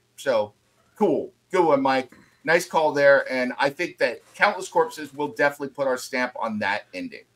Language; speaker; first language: English; native; English